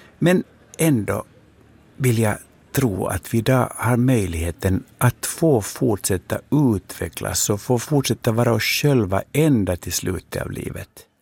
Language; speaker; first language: Swedish; native; Swedish